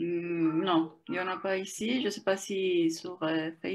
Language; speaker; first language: French; non-native, fluent; Spanish